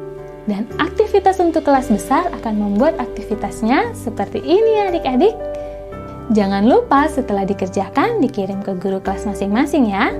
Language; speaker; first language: Indonesian; native; Indonesian